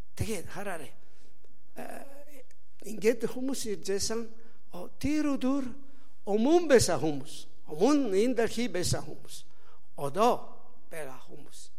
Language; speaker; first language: Mongolian; non-native, learner; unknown